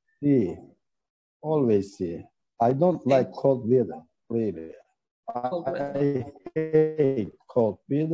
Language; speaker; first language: English; non-native, learner; Turkish